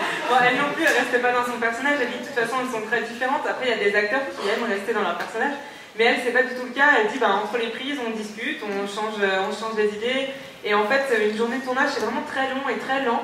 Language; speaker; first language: French; native; French